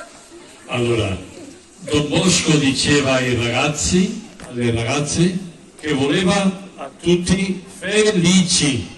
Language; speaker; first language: Italian; non-native, fluent; Spanish